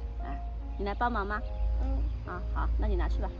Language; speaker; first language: Chinese; native; Chinese